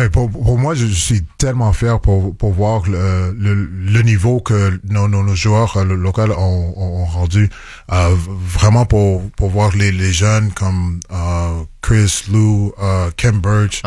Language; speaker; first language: French; non-native, local second language; English